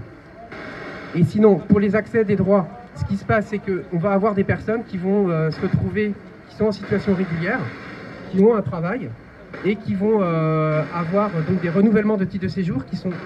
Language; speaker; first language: French; native; French